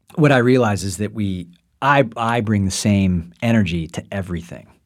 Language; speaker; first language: English; native; English